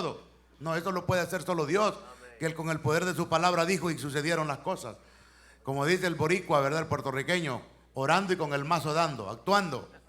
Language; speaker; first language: Spanish; native; Spanish